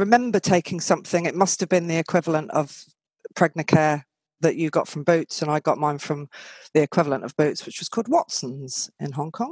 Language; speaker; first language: English; native; English